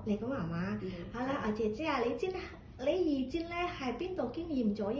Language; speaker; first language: Cantonese; native; Cantonese